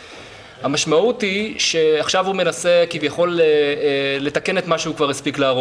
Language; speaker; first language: Hebrew; native; Hebrew